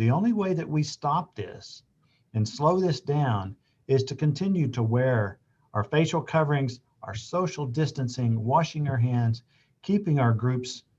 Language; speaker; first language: English; native; English